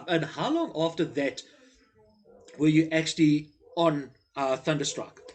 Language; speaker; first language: English; native; English